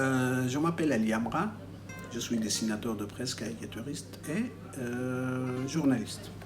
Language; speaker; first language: French; non-native, fluent; Arabic